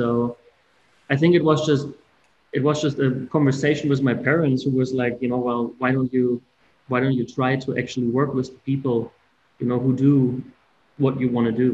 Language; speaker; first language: English; non-native, fluent; German